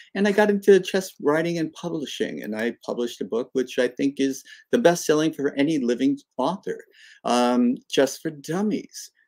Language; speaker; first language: English; native; English